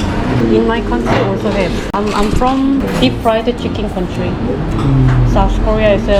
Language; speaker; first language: English; non-native, fluent; Korean